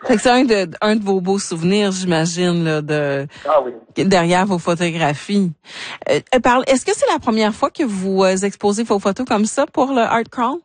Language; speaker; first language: French; native; French